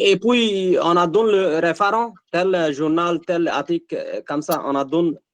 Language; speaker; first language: French; non-native, learner; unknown